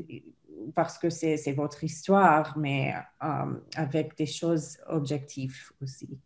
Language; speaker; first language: French; non-native, fluent; English